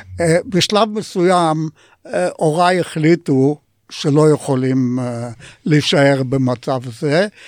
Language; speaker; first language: Hebrew; non-native, fluent; Polish